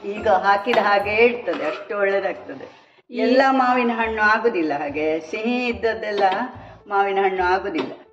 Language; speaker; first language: Kannada; non-native, local second language; Konkani